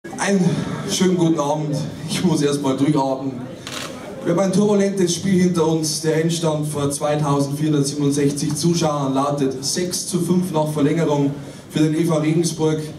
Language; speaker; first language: German; native; German